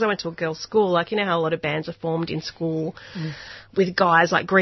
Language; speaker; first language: English; non-native, local second language; Hungarian